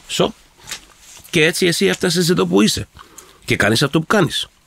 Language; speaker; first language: Greek; early bilingual, heritage; Greek